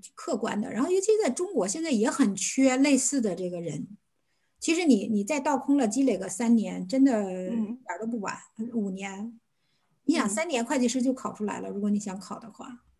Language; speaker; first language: Chinese; native; Chinese